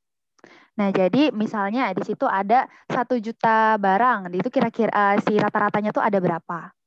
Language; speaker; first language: Indonesian; native; Indonesian